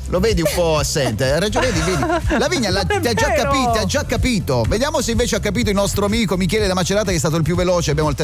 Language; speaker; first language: Italian; native; Italian